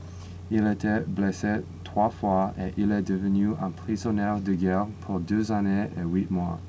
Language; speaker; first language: French; non-native, learner; English